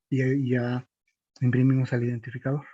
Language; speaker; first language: Spanish; native; Spanish